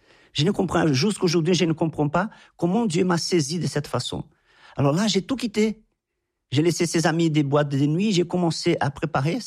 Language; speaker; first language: French; non-native, fluent; Portuguese